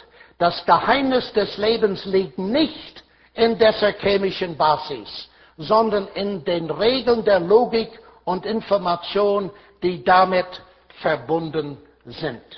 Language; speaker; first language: German; non-native, fluent; English